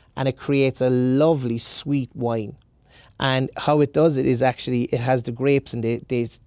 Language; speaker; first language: English; native; English